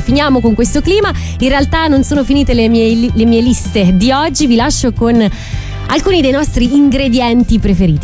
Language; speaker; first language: Italian; native; Italian